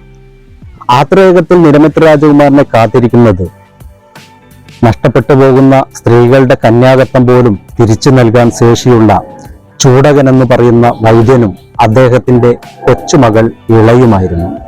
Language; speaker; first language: Malayalam; native; Malayalam